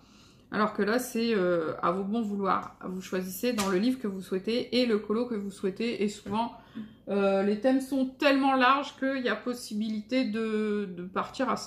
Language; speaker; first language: French; native; French